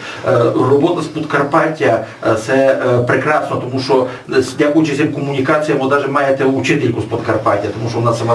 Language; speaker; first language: Ukrainian; native; Ukrainian